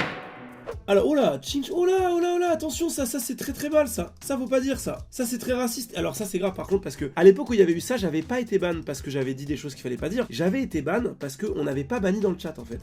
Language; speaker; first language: French; native; French